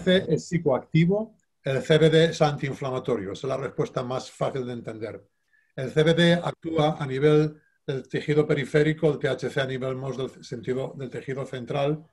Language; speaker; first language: Spanish; native; Spanish